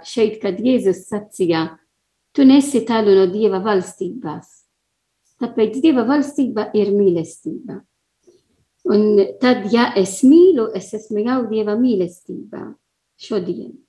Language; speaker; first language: Latvian; non-native, learner; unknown